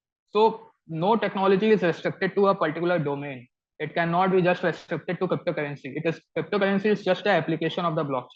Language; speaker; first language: English; non-native, local second language; Hindi